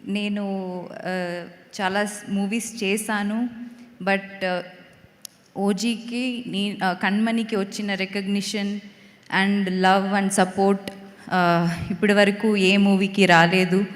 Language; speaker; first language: Telugu; non-native, local second language; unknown